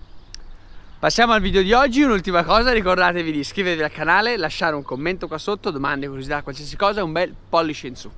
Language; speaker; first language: Italian; native; Italian